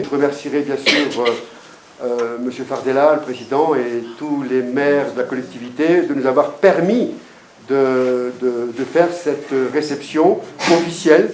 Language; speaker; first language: French; native; French